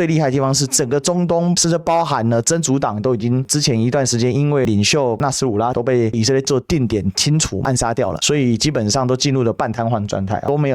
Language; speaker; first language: Chinese; native; Chinese